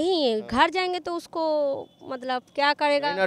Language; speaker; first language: Hindi; non-native, local second language; Bangla